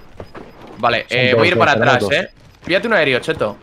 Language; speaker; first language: Spanish; native; Spanish